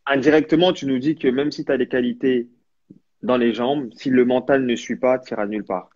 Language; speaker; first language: French; native; French